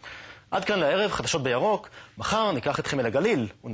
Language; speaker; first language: Hebrew; native; Hebrew